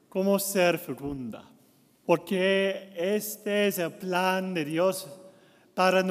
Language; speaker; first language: Spanish; non-native, learner; English